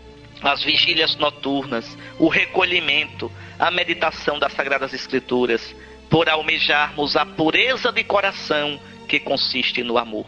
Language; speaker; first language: Portuguese; native; Portuguese